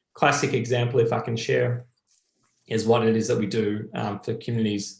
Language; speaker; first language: English; native; English